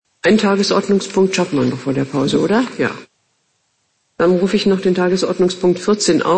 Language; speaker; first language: German; native; German